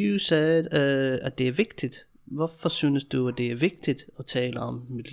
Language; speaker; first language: Danish; non-native, fluent; English